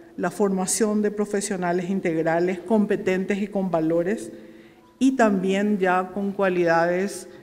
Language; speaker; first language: Spanish; native; Spanish